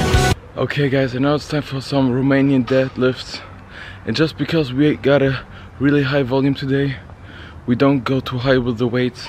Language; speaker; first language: English; non-native, fluent; German